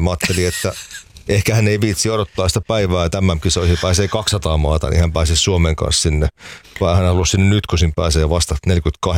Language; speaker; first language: Finnish; native; Finnish